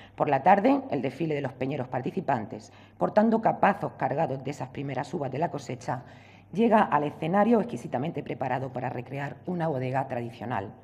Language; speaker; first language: Spanish; native; Spanish